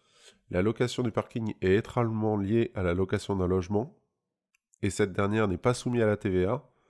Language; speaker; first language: French; native; French